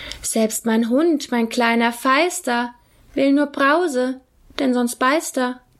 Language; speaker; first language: German; native; German